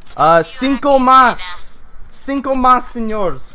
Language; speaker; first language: Spanish; non-native, learner; English